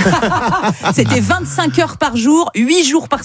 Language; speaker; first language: French; native; French